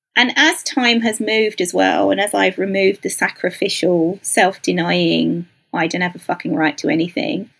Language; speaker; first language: English; native; English